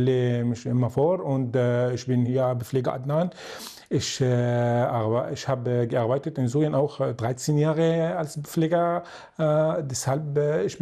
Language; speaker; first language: German; non-native, learner; Arabic